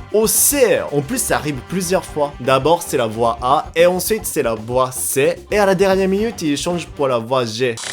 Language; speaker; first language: French; non-native, fluent; Japanese